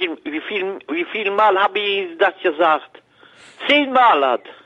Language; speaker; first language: German; non-native, learner; French